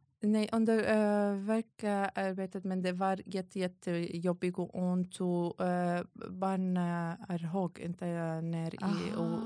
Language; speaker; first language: Swedish; non-native, learner; Arabic